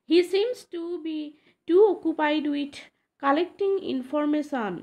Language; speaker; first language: English; non-native, local second language; Assamese